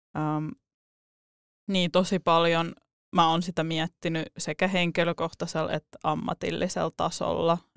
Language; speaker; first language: Finnish; early bilingual, other home language; Russian